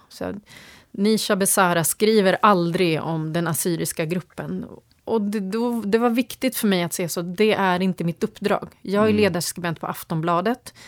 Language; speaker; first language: Swedish; early bilingual, other home language; Turoyo